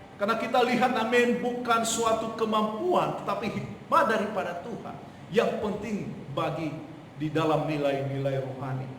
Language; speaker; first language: Indonesian; non-native, local second language; Nias